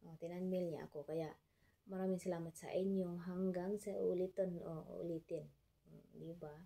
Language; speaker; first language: Filipino; non-native, local second language; Cebuano